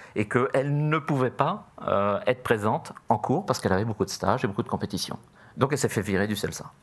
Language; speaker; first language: French; native; French